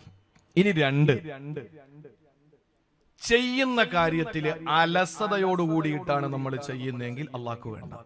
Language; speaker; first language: Malayalam; native; Malayalam